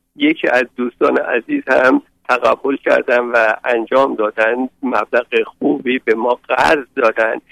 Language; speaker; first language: Persian; native; Persian